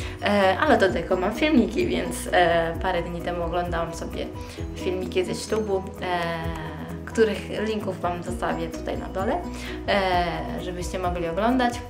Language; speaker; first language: Polish; early bilingual, heritage; Polish